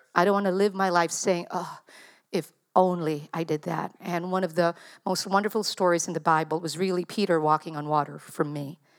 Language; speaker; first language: English; non-native, local second language; Filipino